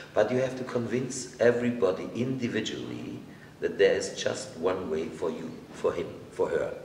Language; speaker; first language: English; non-native, fluent; German